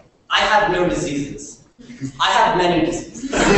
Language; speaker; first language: English; native; English